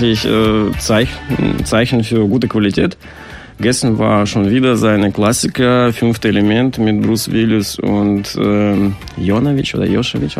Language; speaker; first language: German; non-native, fluent; Russian